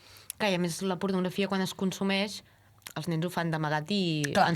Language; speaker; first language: Catalan; native; Catalan